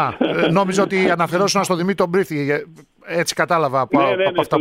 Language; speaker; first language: Greek; native; Greek